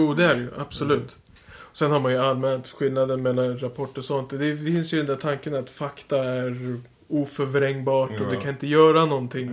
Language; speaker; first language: Swedish; native; Swedish